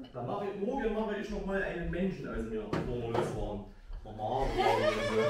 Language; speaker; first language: German; native; German